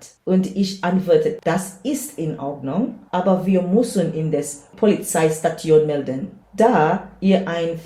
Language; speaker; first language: German; non-native, learner; English